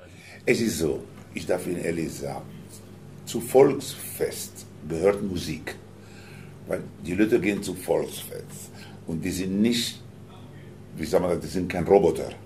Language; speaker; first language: German; non-native, fluent; Spanish